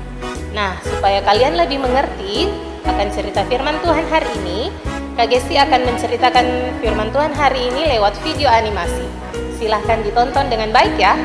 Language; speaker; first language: Indonesian; native; Indonesian